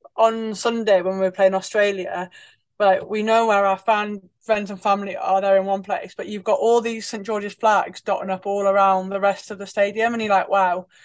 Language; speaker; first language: English; native; English